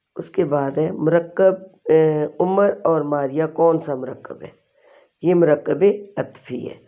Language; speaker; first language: Urdu; non-native, local second language; Pashto